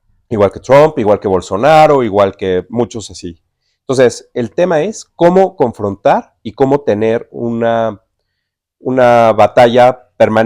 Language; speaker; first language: Spanish; native; Spanish